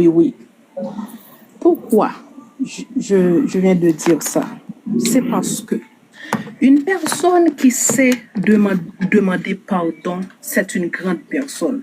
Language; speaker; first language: French; non-native, local second language; Haitian Creole